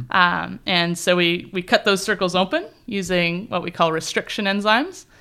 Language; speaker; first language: English; native; English